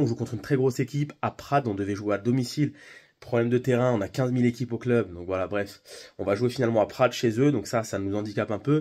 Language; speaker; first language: French; native; French